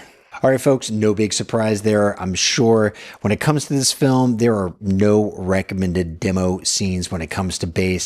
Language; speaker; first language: English; native; English